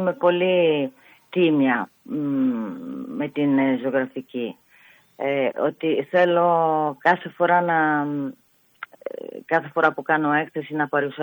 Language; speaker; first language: Greek; non-native, fluent; Italian